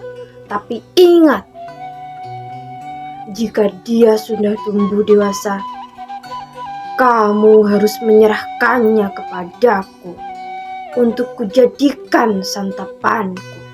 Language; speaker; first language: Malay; non-native, local second language; Javanese